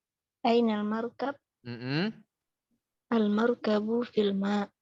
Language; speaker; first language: Arabic; non-native, learner; Indonesian